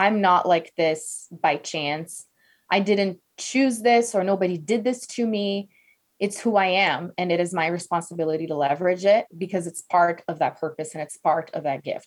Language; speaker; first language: English; non-native, fluent; Portuguese